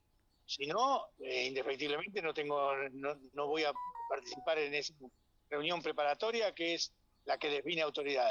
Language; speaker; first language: Spanish; native; Spanish